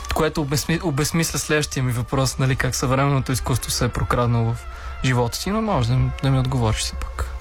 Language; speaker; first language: Bulgarian; native; Bulgarian